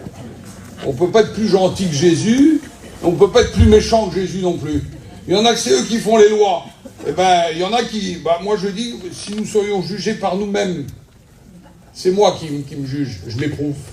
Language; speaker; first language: French; native; French